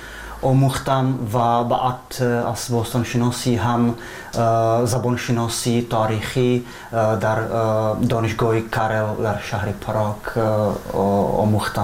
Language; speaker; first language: Persian; non-native, fluent; Czech